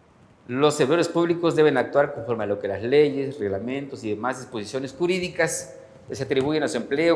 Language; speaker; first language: Spanish; native; Spanish